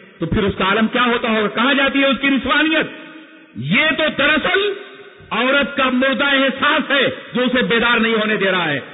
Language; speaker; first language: Urdu; native; Urdu